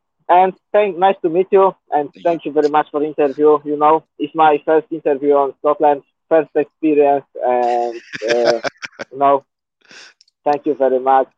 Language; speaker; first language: English; non-native, learner; Polish